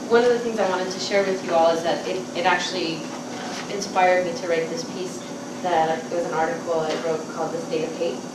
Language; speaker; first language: English; native; English